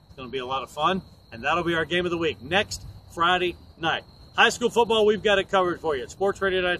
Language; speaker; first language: English; native; English